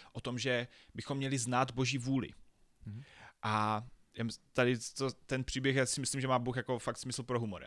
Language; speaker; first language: Czech; native; Czech